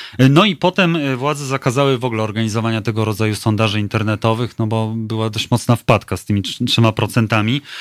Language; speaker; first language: Polish; native; Polish